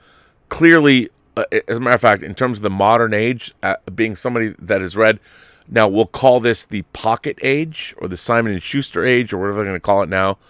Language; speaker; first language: English; native; English